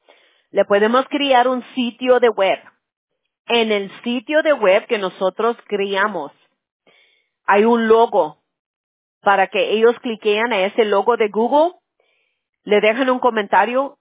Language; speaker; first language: Spanish; early bilingual, heritage; Spanish